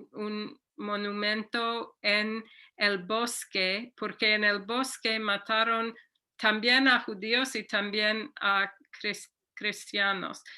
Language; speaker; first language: Spanish; non-native, fluent; English